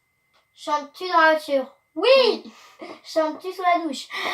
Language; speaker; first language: French; native; French